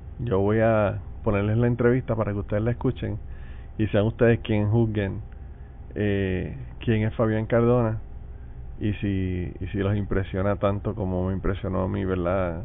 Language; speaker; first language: Spanish; native; Spanish